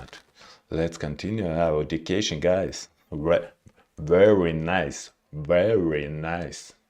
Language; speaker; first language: English; non-native, learner; Russian